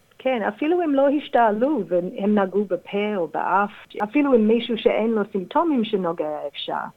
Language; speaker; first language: Hebrew; non-native, fluent; English